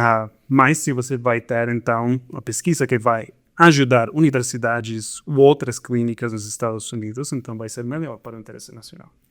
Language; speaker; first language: Portuguese; non-native, fluent; Spanish